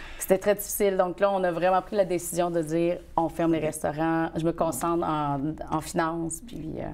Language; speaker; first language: French; early bilingual, other home language; Vietnamese